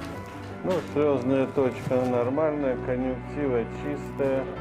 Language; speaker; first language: Russian; native; Russian